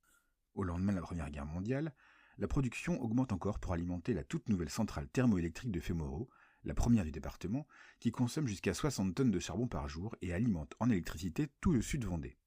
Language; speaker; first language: French; native; French